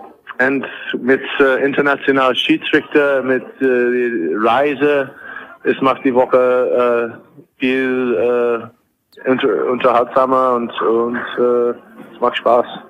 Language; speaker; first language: German; non-native, fluent; English